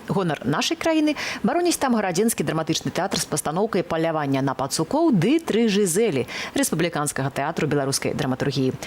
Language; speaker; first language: Belarusian; native; Belarusian